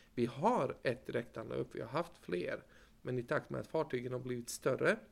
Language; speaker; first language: Swedish; native; Swedish